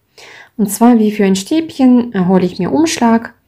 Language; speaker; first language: German; non-native, fluent; Russian